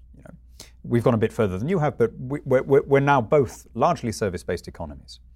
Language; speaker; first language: English; native; English